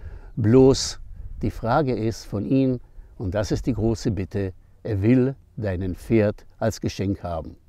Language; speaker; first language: German; non-native, fluent; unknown